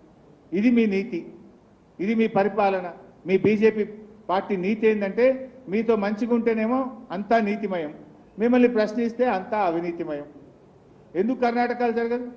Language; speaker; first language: Telugu; native; Telugu